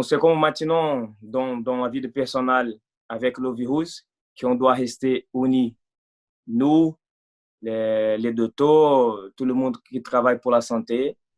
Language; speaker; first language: French; non-native, fluent; Portuguese